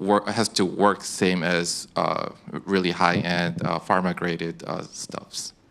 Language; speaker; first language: English; non-native, fluent; Korean